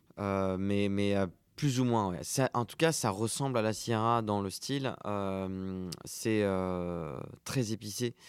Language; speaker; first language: French; native; French